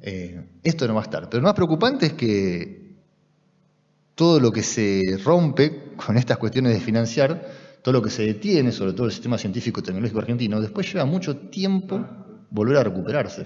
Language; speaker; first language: Spanish; native; Spanish